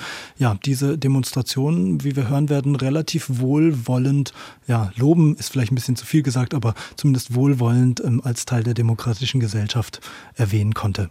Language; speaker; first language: German; native; German